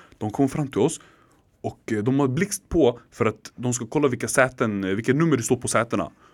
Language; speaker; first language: Swedish; early bilingual, other home language; Arabic